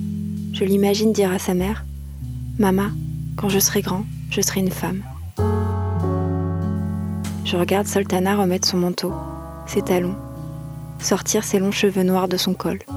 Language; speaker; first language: French; native; French